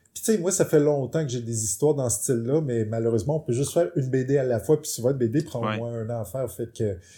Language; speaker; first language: French; native; French